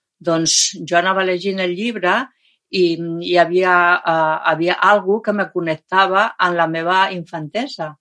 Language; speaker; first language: Catalan; non-native, local second language; Spanish